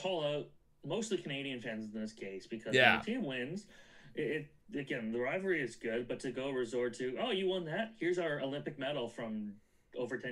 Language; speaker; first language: English; native; English